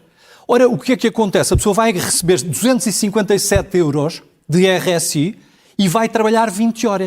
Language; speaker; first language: Portuguese; native; Portuguese